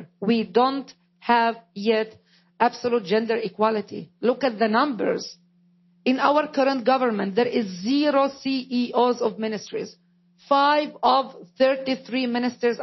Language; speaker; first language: English; non-native, fluent; Arabic